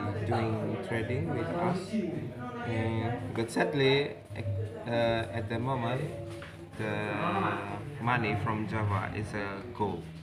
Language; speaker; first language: English; non-native, learner; Indonesian